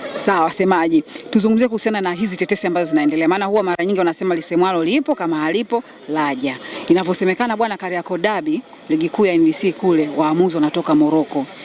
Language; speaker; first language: Swahili; native; Swahili